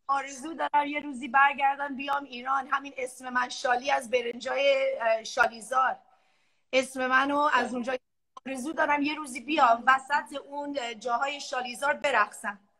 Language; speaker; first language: Persian; early bilingual, heritage; Persian